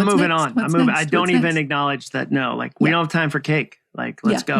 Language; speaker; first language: English; native; English